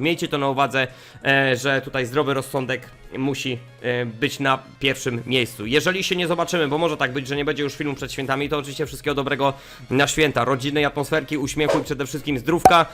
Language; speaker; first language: Polish; native; Polish